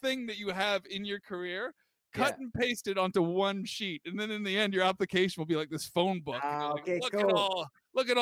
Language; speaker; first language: English; native; English